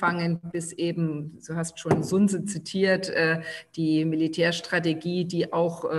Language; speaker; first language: German; native; German